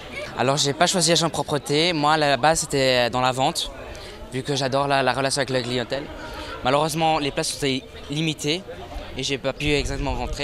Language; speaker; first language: French; native; French